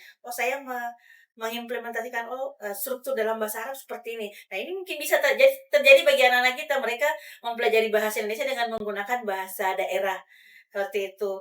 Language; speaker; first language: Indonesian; non-native, local second language; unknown